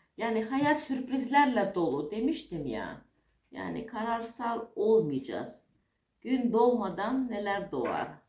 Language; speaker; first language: Turkish; non-native, fluent; Russian